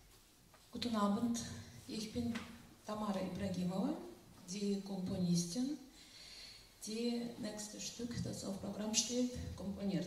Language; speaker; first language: German; non-native, fluent; Russian